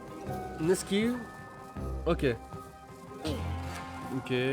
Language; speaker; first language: French; native; French